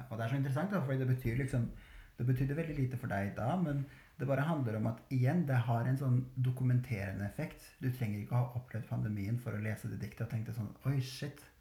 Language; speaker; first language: Norwegian; early bilingual, other home language; Albanian